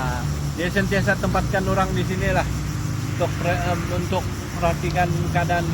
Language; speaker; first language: Malay; native; Malay